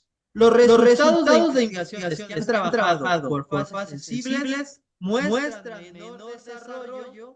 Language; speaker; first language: Spanish; native; Spanish